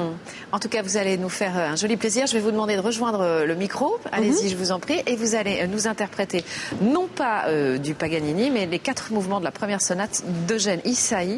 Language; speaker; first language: French; native; French